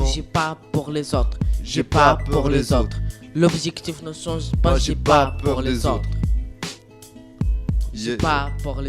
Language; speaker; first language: French; non-native, learner; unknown